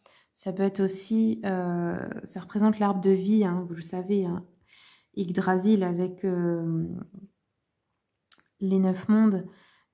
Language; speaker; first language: French; native; French